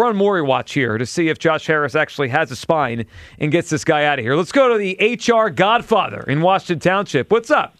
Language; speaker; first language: English; native; English